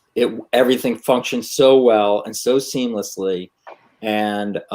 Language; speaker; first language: English; native; English